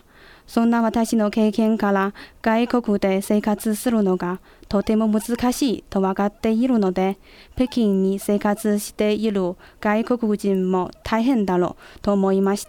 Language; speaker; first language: Japanese; non-native, fluent; Chinese